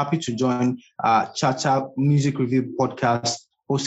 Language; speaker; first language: English; non-native, local second language; Yoruba